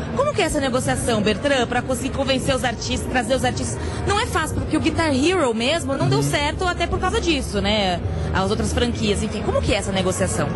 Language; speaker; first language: Portuguese; native; Portuguese